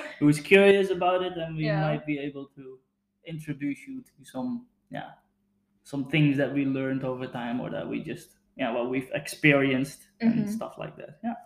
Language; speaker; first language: English; non-native, fluent; Dutch